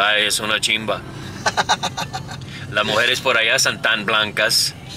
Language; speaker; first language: Spanish; non-native, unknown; English